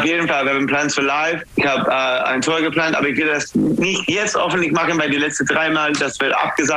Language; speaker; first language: German; non-native, learner; English